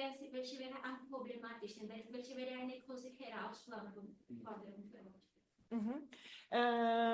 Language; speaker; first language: German; non-native, fluent; Spanish